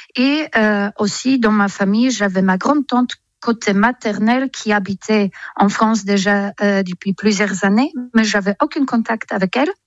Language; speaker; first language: French; non-native, fluent; Polish